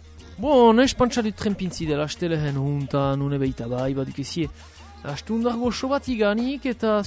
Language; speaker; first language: Basque; native; Basque